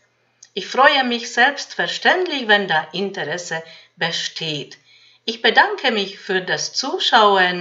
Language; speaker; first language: German; non-native, fluent; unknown